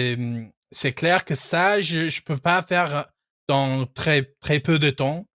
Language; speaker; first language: French; non-native, fluent; English